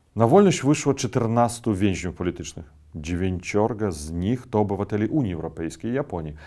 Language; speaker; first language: Polish; non-native, fluent; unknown